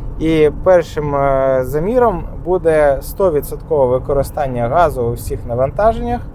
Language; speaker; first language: Ukrainian; non-native, local second language; Russian